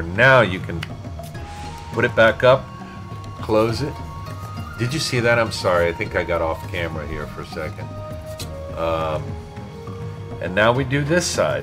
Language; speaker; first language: English; native; English